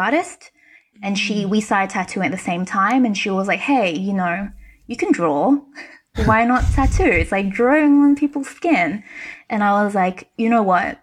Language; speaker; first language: English; native; English